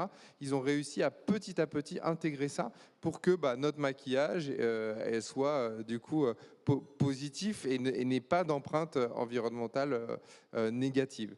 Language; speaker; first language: French; native; French